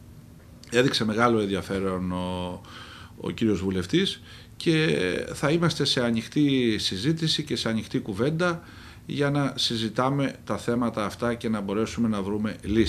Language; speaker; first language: Greek; native; Greek